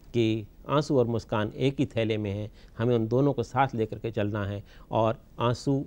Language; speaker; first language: Hindi; native; Hindi